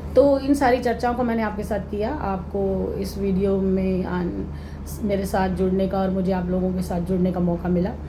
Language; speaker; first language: Hindi; native; Hindi